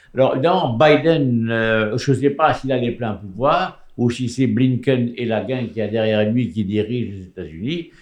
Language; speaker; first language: French; native; French